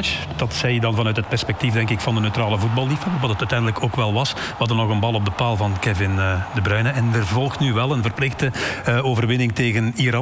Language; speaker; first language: Dutch; native; Dutch